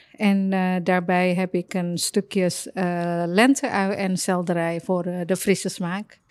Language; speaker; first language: Dutch; non-native, fluent; Indonesian